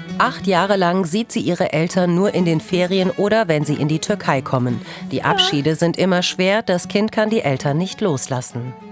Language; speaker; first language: German; early bilingual, other home language; Turkish